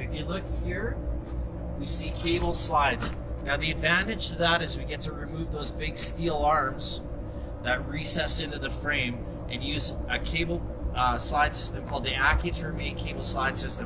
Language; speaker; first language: English; native; English